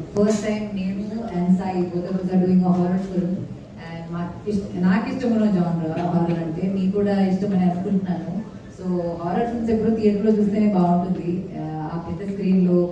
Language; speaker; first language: Telugu; non-native, fluent; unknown